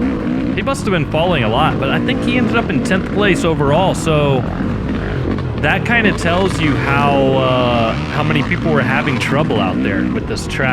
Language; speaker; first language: English; native; English